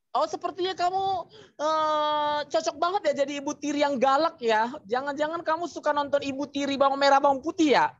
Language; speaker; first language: Indonesian; native; Indonesian